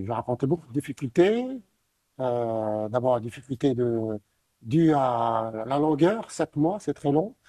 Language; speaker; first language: French; non-native, local second language; Arabic